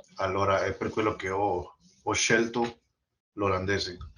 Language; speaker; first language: Italian; non-native, learner; Spanish